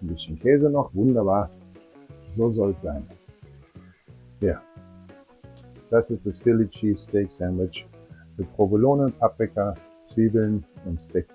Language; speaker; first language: German; native; German